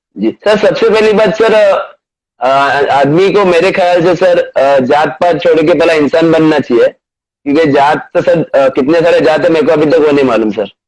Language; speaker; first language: Hindi; non-native, local second language; Marathi